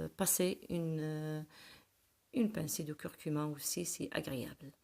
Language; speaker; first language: French; non-native, local second language; Arabic